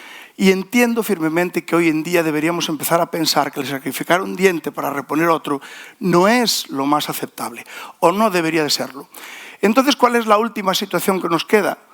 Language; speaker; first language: Spanish; native; Spanish